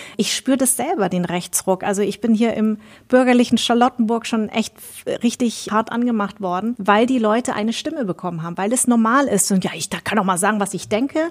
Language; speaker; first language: German; early bilingual, other home language; Vietnamese